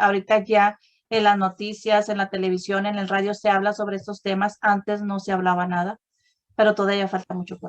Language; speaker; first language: Spanish; native; Spanish